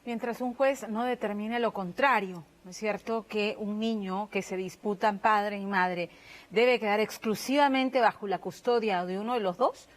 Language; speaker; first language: Spanish; native; Spanish